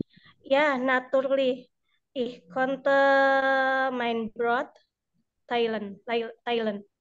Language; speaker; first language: German; non-native, learner; Indonesian